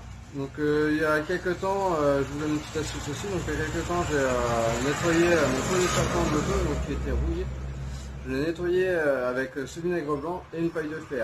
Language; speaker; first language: French; native; French